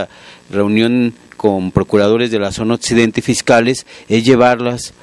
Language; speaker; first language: Spanish; native; Spanish